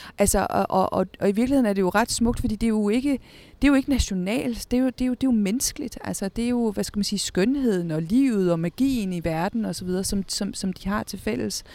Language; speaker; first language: Danish; early bilingual, other home language; Spanish